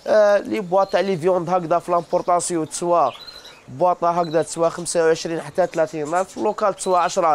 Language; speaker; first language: Arabic; native; Arabic